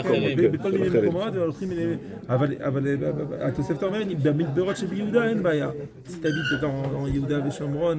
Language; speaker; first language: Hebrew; non-native, fluent; French